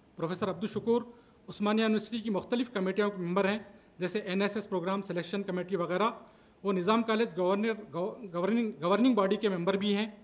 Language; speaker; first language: Urdu; native; Urdu